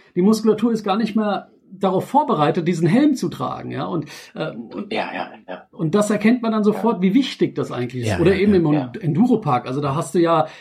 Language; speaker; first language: German; native; German